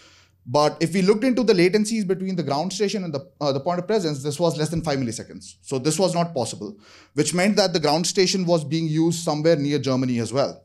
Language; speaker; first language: English; non-native, fluent; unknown